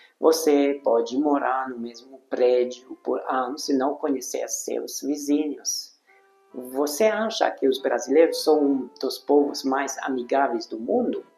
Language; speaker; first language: Portuguese; non-native, fluent; Hungarian